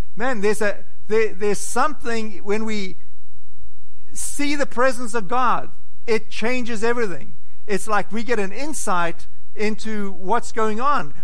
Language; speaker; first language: English; native; English